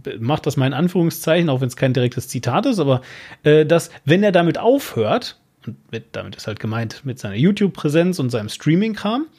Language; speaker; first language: German; native; German